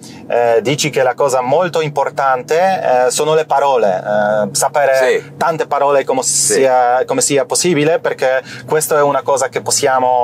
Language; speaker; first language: Italian; non-native, learner; Polish